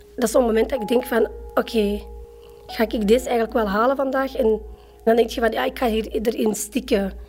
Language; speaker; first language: Dutch; early bilingual, other home language; Arabic